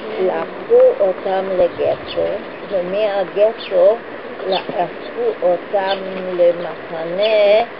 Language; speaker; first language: Hebrew; non-native, fluent; Hungarian